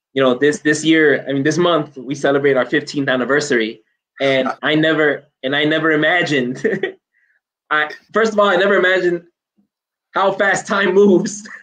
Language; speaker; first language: English; native; English